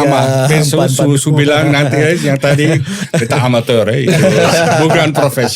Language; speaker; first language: Indonesian; non-native, learner; Dutch